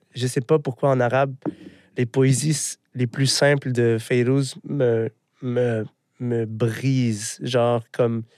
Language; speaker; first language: French; early bilingual, other home language; Arabic